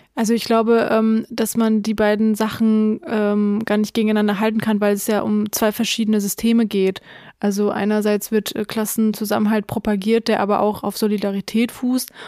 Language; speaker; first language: German; early bilingual, other home language; Russian